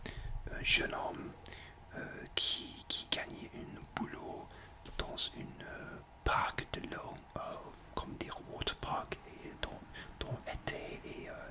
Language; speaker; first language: French; non-native, learner; English